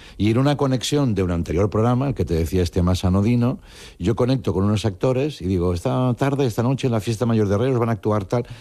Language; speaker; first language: Spanish; non-native, local second language; Catalan